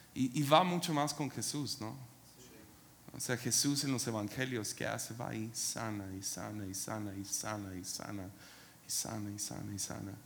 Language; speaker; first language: Spanish; non-native, fluent; English